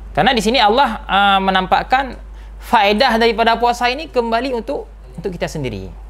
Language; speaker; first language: Malay; non-native, local second language; Achinese